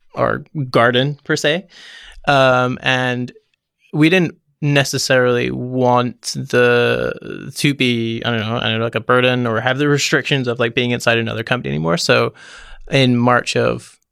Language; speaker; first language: English; native; English